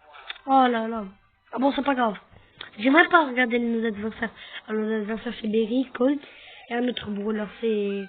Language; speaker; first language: French; native; French